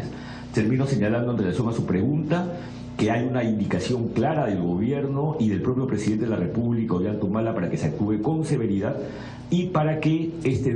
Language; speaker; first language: Spanish; native; Spanish